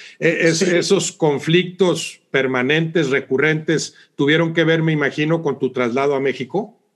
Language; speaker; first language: Spanish; native; Spanish